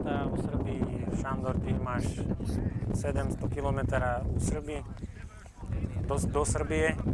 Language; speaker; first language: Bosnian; non-native, learner; Slovak